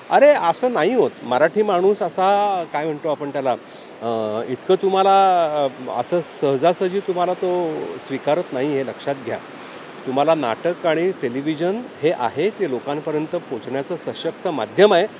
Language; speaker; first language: Marathi; native; Marathi